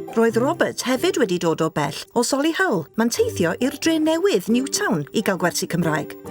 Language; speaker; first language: Welsh; native; Welsh